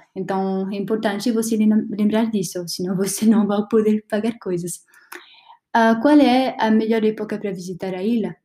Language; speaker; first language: Portuguese; non-native, learner; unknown